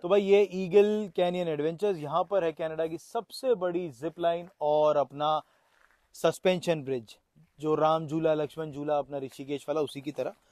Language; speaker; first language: Hindi; native; Hindi